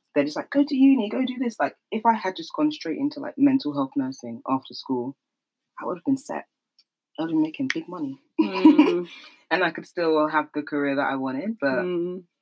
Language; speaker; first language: English; native; English